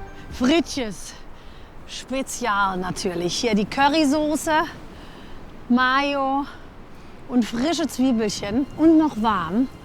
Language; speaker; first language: German; native; German